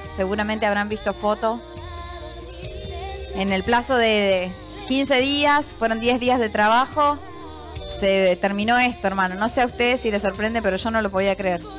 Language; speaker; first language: Spanish; native; Spanish